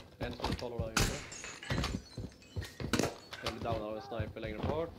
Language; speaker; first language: Swedish; native; Swedish